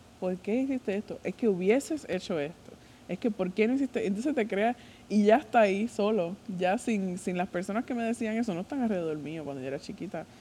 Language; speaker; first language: Spanish; native; Spanish